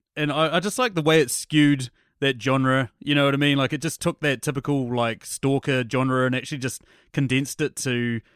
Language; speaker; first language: English; native; English